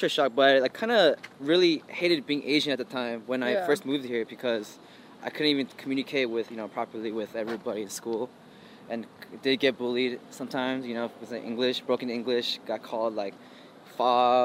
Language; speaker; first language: English; early bilingual, other home language; Korean